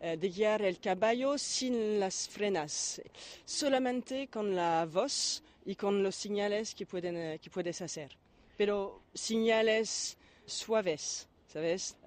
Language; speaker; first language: Spanish; non-native, learner; French